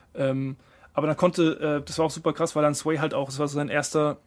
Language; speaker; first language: German; native; German